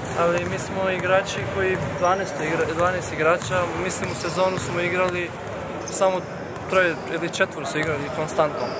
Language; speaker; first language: Serbian; early bilingual, heritage; Serbian